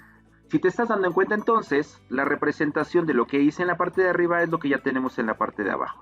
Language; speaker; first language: Spanish; native; Spanish